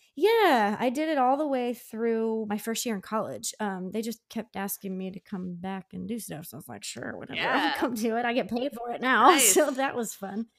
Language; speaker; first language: English; native; English